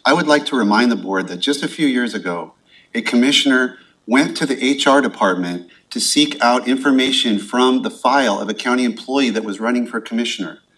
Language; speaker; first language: English; native; English